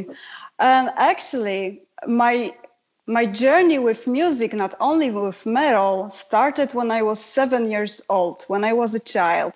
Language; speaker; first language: English; non-native, fluent; Polish